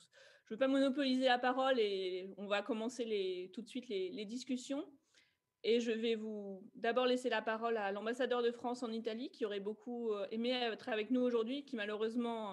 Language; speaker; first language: French; native; French